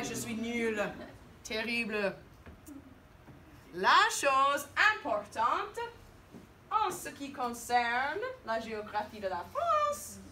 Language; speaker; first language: French; non-native, fluent; English